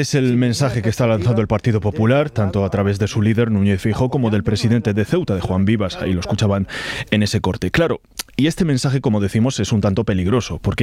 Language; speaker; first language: Spanish; native; Spanish